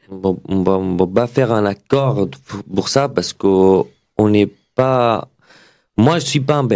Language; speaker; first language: French; non-native, fluent; Arabic